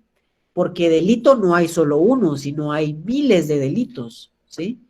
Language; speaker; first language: Spanish; native; Spanish